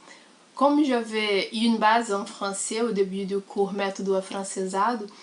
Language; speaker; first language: French; non-native, learner; Portuguese